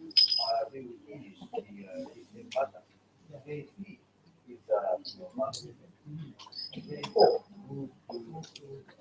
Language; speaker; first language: English; non-native, learner; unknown